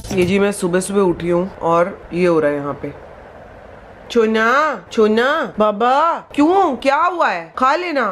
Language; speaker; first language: Hindi; native; Hindi